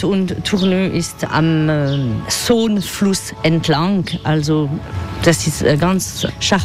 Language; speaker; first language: German; non-native, learner; French